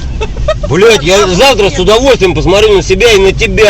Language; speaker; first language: Russian; native; Russian